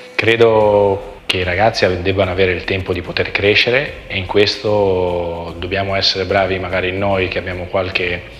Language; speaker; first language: Italian; native; Italian